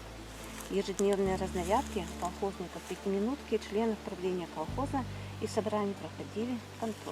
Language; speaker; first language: Russian; native; Russian